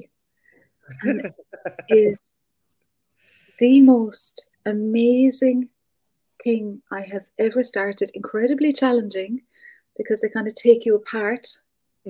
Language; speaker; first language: English; native; English